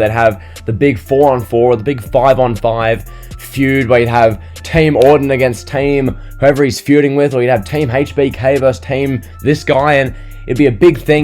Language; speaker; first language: English; native; English